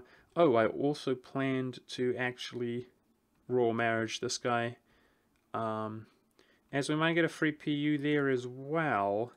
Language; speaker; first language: English; native; English